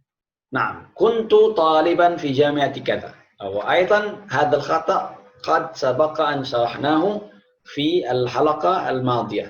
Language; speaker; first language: Arabic; non-native, fluent; Indonesian